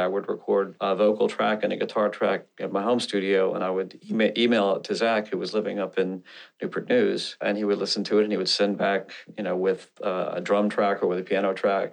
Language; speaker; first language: English; native; English